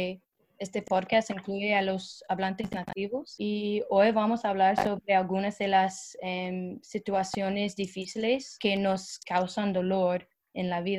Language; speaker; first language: Spanish; non-native, fluent; English